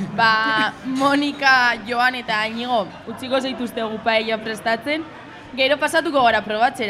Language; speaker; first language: Basque; non-native, learner; Spanish